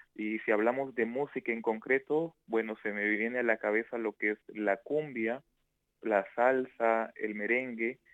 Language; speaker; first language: Spanish; native; Spanish